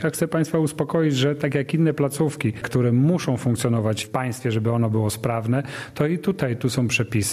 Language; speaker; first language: Polish; native; Polish